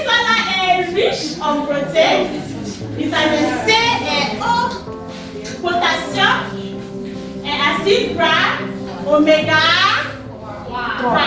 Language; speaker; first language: French; non-native, learner; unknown